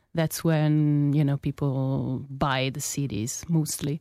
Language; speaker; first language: English; non-native, fluent; Italian